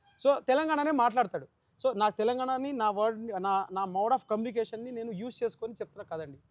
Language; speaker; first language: Telugu; native; Telugu